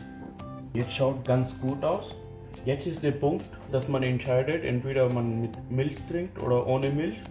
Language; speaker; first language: German; non-native, fluent; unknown